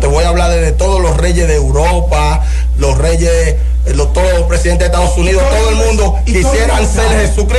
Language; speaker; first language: Spanish; native; Spanish